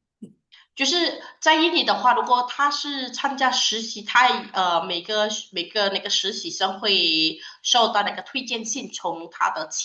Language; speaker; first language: Chinese; non-native, fluent; Indonesian